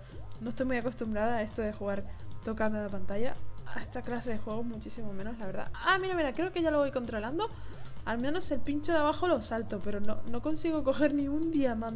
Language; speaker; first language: Spanish; native; Spanish